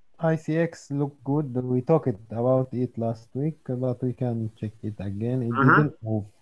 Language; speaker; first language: English; non-native, learner; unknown